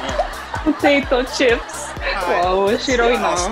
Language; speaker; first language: Japanese; native; Japanese